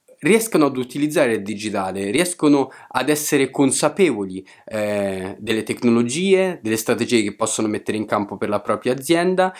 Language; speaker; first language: Italian; native; Italian